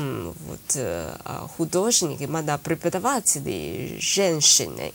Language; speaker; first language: Russian; non-native, learner; Chinese